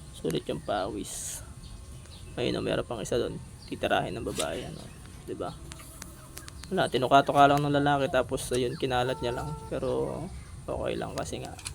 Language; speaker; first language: Filipino; non-native, local second language; Iloko